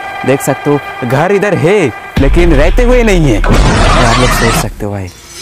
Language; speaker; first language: Hindi; non-native, local second language; Bangla